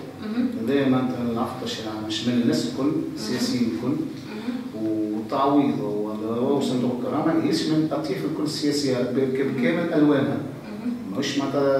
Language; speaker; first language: Arabic; native; Arabic